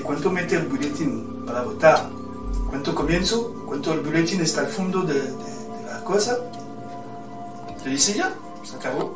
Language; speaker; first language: Spanish; non-native, fluent; French